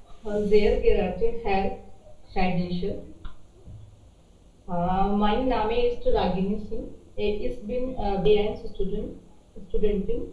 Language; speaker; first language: German; non-native, learner; Hindi